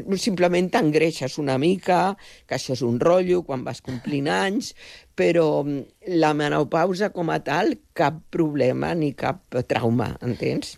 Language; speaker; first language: Catalan; non-native, local second language; Spanish